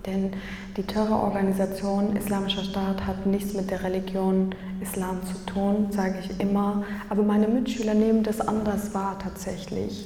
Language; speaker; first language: German; early bilingual, other home language; Kurdish